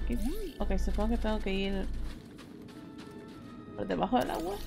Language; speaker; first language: Spanish; early bilingual, heritage; Spanish